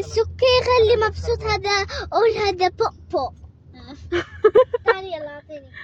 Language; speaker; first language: Arabic; non-native, learner; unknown